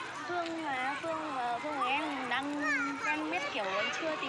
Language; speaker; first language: Vietnamese; non-native, local second language; Hmong